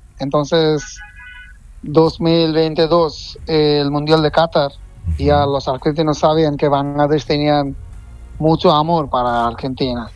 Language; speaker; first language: Spanish; non-native, fluent; Bangla